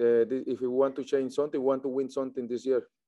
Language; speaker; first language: English; non-native, learner; Spanish